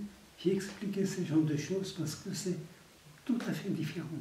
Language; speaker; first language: French; non-native, fluent; Tibetan